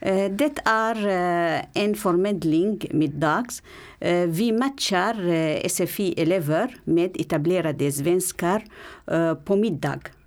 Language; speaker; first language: Swedish; non-native, learner; Arabic